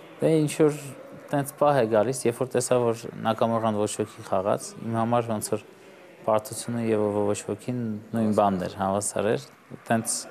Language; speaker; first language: Armenian; native; Armenian